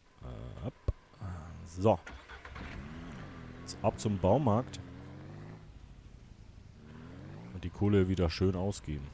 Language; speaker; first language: German; native; German